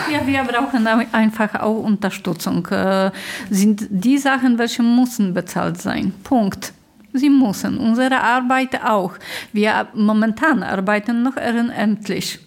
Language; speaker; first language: German; non-native, fluent; Polish